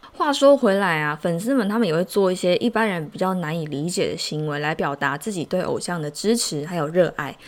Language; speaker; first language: Chinese; native; Chinese